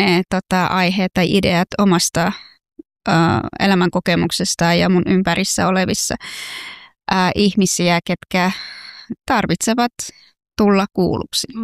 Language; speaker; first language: Finnish; early bilingual, other home language; Persian